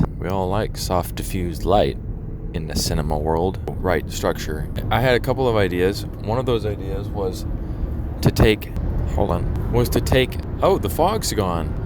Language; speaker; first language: English; native; English